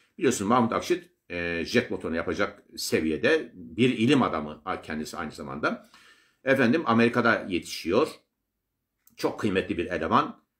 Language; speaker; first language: Turkish; native; Turkish